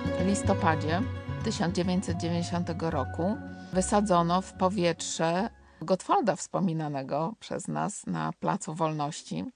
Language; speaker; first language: Polish; native; Polish